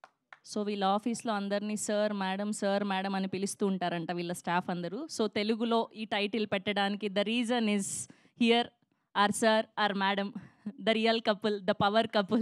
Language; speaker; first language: Telugu; native; Telugu